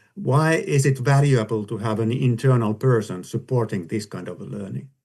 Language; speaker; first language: English; non-native, fluent; Finnish